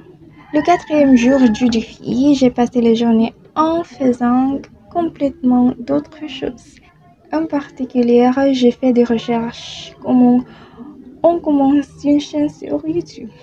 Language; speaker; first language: French; non-native, learner; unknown